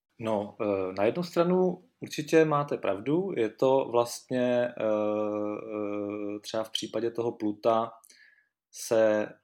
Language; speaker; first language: Czech; native; Czech